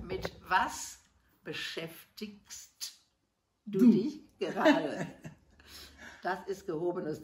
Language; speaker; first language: German; non-native, learner; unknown